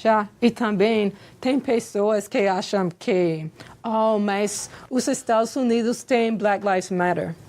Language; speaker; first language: Portuguese; non-native, fluent; English